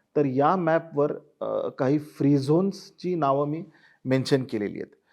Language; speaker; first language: Marathi; native; Marathi